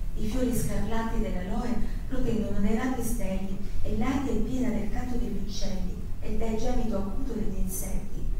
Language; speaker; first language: Italian; early bilingual, heritage; Italian